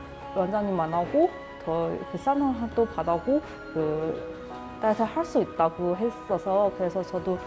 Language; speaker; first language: Korean; non-native, learner; Chinese